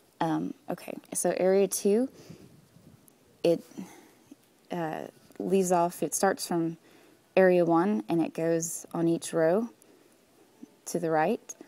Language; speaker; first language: English; native; English